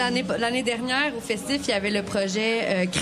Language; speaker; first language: French; native; French